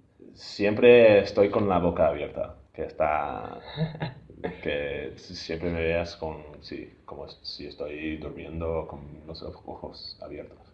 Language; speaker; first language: Spanish; non-native, fluent; English